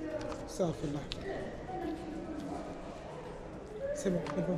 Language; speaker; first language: French; non-native, local second language; Arabic